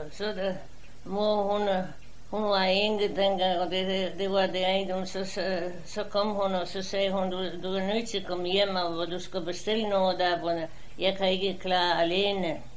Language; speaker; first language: Danish; non-native, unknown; Polish